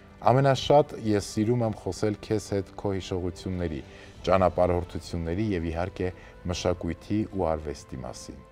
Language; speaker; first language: Armenian; native; Armenian